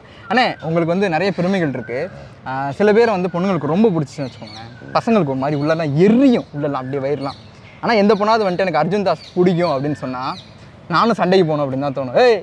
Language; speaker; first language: Tamil; native; Tamil